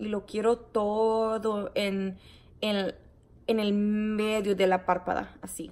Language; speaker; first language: Spanish; early bilingual, heritage; Spanish